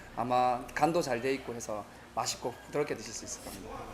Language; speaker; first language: Korean; native; Korean